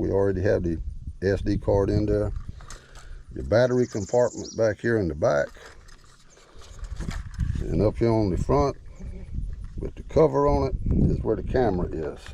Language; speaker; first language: English; native; English